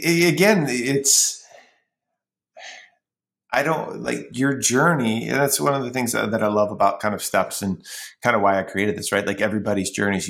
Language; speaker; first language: English; native; English